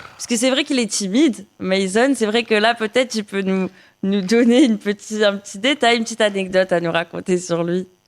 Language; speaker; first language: French; native; French